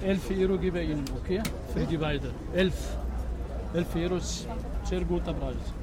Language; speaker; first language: German; non-native, learner; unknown